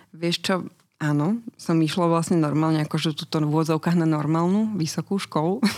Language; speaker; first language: Slovak; native; Slovak